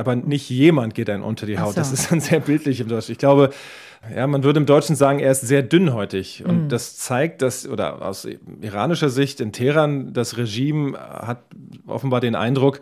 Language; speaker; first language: German; native; German